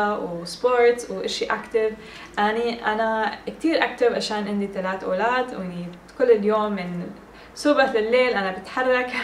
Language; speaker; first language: Arabic; early bilingual, heritage; English